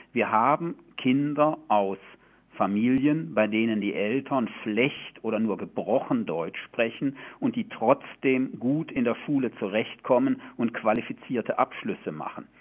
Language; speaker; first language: German; native; German